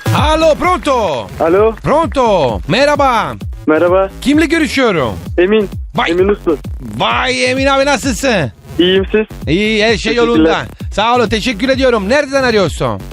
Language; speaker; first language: Turkish; non-native, learner; Italian